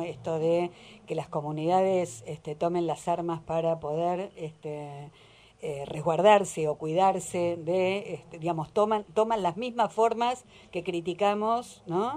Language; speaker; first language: Spanish; native; Spanish